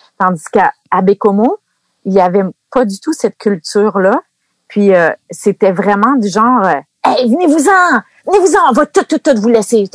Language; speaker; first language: French; native; French